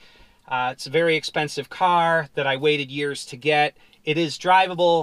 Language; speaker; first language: English; native; English